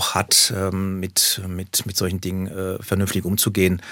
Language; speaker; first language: German; native; German